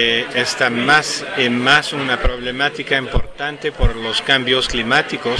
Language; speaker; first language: Spanish; non-native, fluent; French